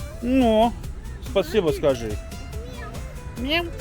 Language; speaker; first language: Russian; non-native, local second language; Lithuanian